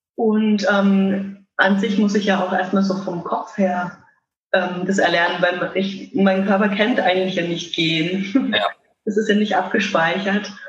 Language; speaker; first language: German; native; German